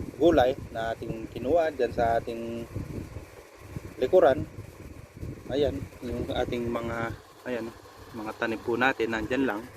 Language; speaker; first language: Filipino; non-native, local second language; Pampanga